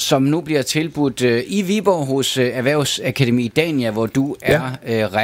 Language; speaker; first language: Danish; native; Danish